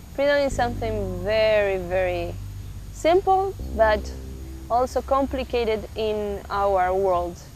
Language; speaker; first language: English; non-native, fluent; Spanish